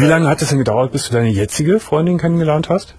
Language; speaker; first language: German; native; German